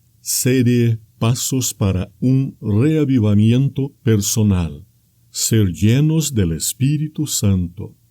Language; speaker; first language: Spanish; non-native, fluent; Portuguese